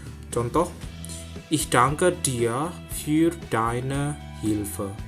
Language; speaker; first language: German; non-native, fluent; Indonesian